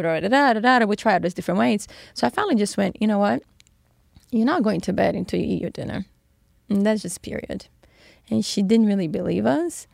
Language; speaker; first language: English; non-native, fluent; Portuguese